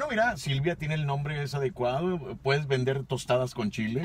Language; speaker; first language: Spanish; native; Spanish